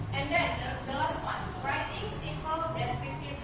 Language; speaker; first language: English; non-native, fluent; Indonesian